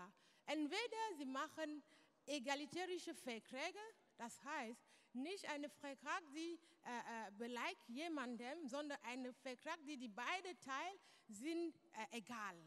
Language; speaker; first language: German; non-native, learner; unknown